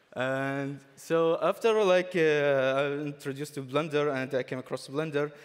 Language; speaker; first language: English; non-native, fluent; Arabic